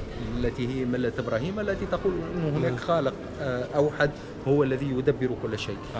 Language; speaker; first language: Arabic; native; Arabic